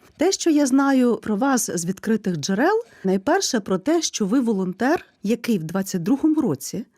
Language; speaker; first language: Ukrainian; native; Ukrainian